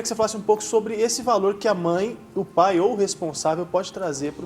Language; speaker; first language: Portuguese; native; Portuguese